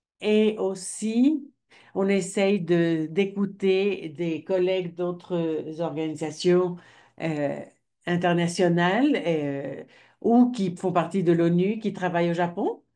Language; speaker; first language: French; non-native, fluent; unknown